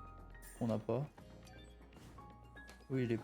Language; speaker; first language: French; native; French